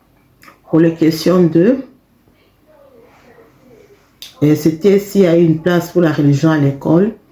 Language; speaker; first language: French; non-native, fluent; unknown